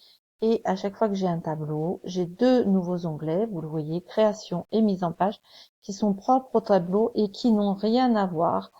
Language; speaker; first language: French; native; French